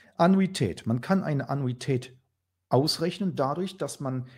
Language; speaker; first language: German; native; German